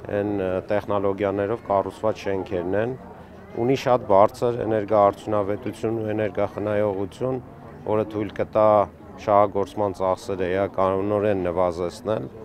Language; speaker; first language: Armenian; native; Armenian